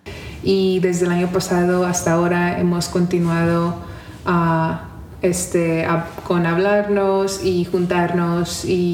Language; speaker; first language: Spanish; early bilingual, other home language; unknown